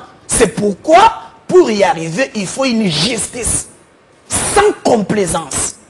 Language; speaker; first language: French; non-native, local second language; Lingala